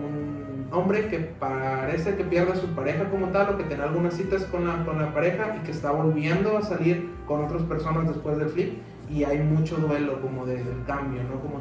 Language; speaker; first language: Spanish; native; Spanish